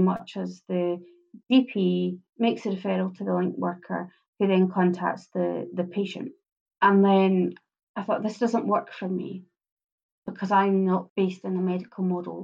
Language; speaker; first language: English; native; English